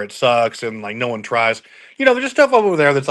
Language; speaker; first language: English; native; English